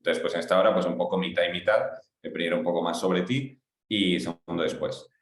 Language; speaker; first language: Spanish; native; Spanish